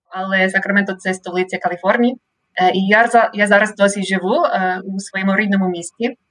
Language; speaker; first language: Ukrainian; non-native, fluent; English